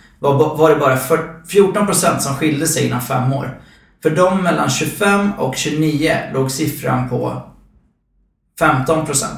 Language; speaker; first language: Swedish; native; Swedish